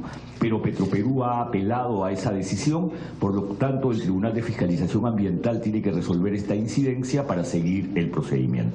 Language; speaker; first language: Spanish; native; Spanish